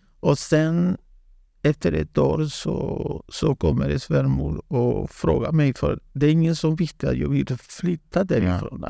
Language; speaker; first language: Swedish; non-native, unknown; Spanish